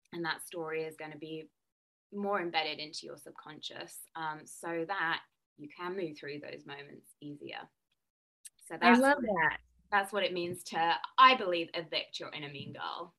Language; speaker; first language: English; native; English